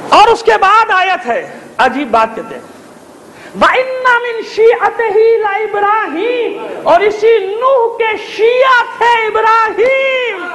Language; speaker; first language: Urdu; native; Urdu